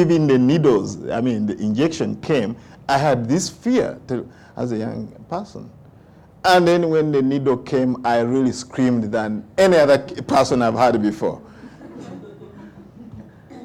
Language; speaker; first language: English; non-native, local second language; Ganda